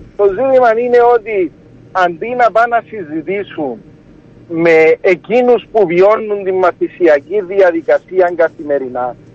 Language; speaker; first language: Greek; early bilingual, heritage; Greek